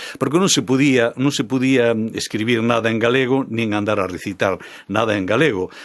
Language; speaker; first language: Galician; native; Galician